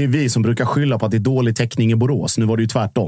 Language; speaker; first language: Swedish; native; Swedish